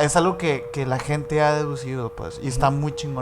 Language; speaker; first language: Spanish; native; Spanish